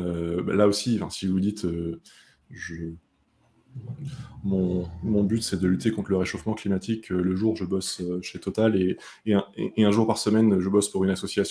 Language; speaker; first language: French; native; French